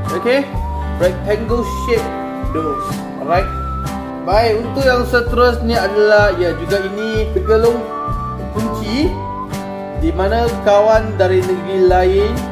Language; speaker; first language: Malay; non-native, local second language; Chinese